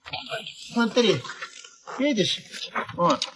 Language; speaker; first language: Russian; native; Russian